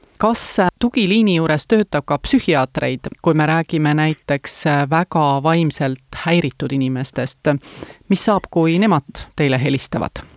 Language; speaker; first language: Estonian; native; Estonian